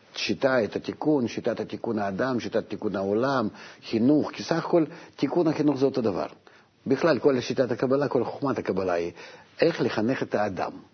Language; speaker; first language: Hebrew; non-native, fluent; Russian